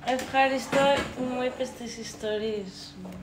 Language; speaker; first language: Greek; early bilingual, heritage; Greek